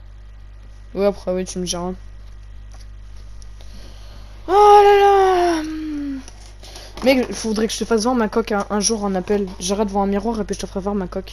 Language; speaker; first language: French; native; French